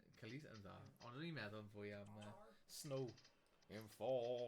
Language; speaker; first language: Welsh; native; Welsh